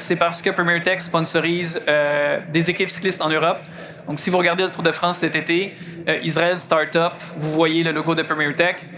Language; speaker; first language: French; native; French